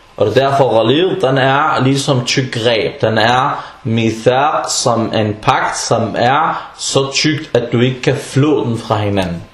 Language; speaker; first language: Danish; early bilingual, other home language; Arabic